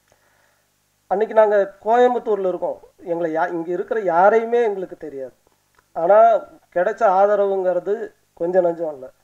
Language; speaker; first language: Tamil; native; Tamil